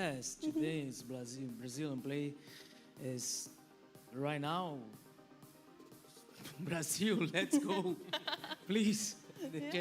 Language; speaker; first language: English; non-native, learner; Portuguese